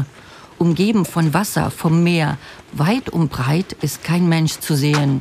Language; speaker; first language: German; native; German